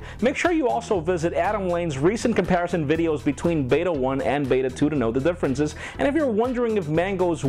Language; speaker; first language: English; non-native, local second language; Spanish